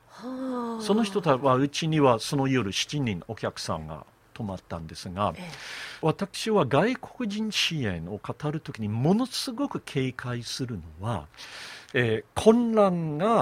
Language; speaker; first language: Japanese; non-native, fluent; English